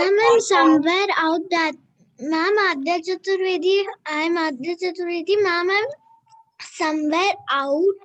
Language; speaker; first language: English; non-native, local second language; Hindi